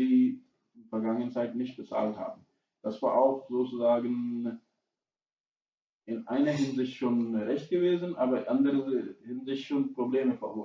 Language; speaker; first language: German; non-native, fluent; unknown